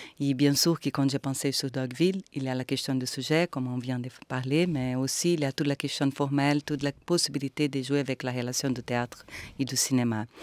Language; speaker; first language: French; non-native, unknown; Portuguese